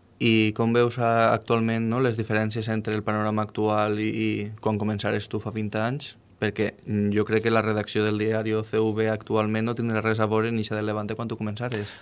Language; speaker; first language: Catalan; native; Catalan